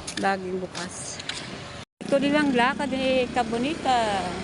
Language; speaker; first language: Filipino; native; Filipino